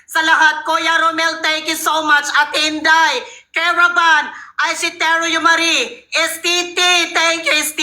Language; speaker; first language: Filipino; non-native, local second language; Cebuano